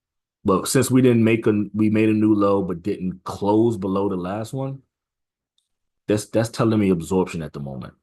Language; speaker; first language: English; native; English